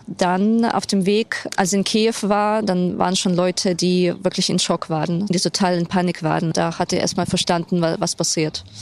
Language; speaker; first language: German; non-native, fluent; Ukrainian